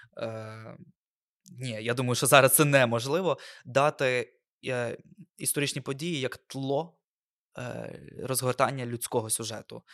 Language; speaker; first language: Ukrainian; non-native, local second language; Russian